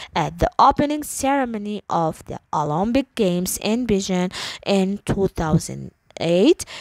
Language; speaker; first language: English; non-native, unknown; Arabic